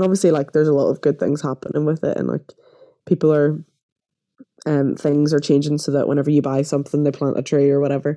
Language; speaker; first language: English; native; English